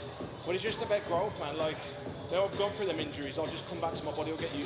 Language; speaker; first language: English; native; English